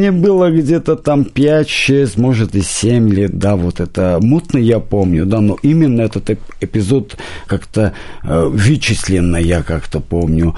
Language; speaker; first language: Russian; non-native, local second language; Armenian